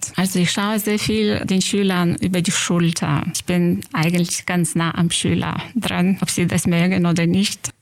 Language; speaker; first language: German; non-native, fluent; Lithuanian